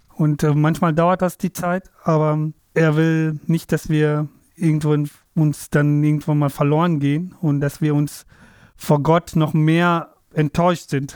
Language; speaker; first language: German; non-native, fluent; Tamil